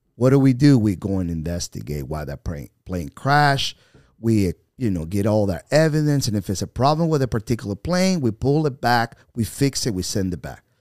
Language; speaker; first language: English; non-native, fluent; Spanish